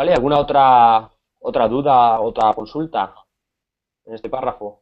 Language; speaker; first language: Spanish; native; Spanish